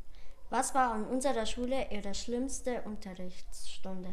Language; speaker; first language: German; native; German